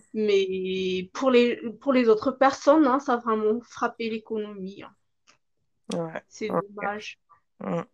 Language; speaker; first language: French; non-native, local second language; Malagasy